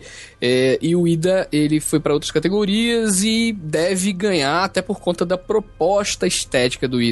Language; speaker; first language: Portuguese; native; Portuguese